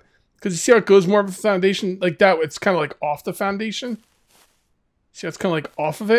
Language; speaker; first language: English; native; English